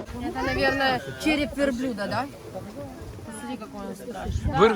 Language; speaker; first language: Russian; native; Russian